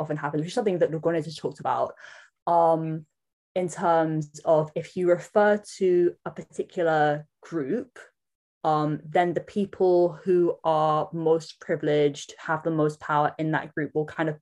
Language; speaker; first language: English; native; English